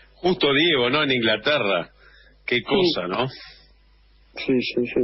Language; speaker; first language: Spanish; native; Spanish